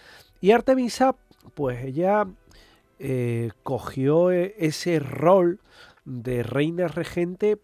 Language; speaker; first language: Spanish; native; Spanish